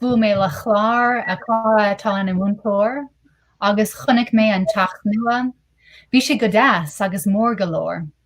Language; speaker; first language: Irish; non-native, learner; English